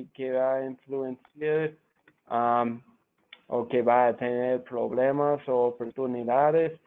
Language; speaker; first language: Spanish; non-native, fluent; English